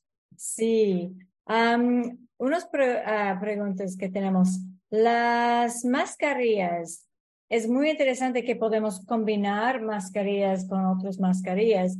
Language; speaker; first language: Spanish; non-native, fluent; English